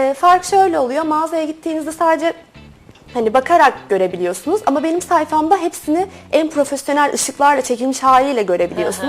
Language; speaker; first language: Turkish; native; Turkish